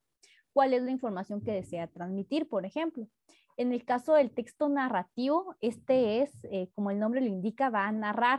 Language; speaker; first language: Spanish; native; Spanish